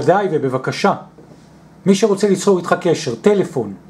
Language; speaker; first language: Hebrew; native; Hebrew